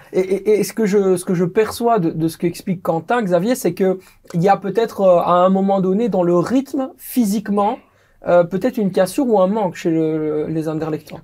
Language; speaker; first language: French; native; French